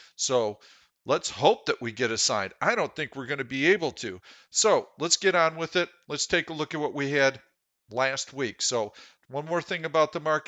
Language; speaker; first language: English; native; English